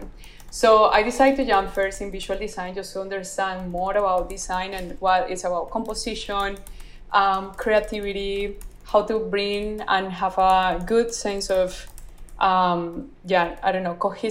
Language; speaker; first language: English; non-native, fluent; Spanish